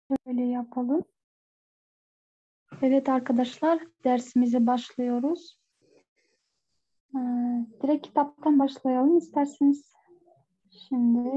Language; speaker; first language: Turkish; non-native, fluent; Kyrgyz